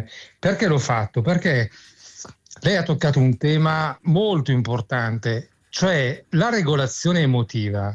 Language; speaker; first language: Italian; native; Italian